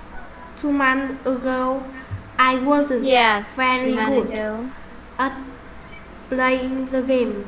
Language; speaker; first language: English; non-native, learner; Vietnamese